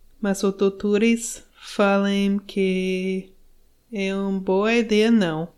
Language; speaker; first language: Portuguese; non-native, learner; English